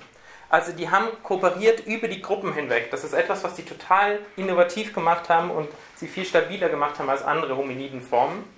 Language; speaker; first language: German; native; German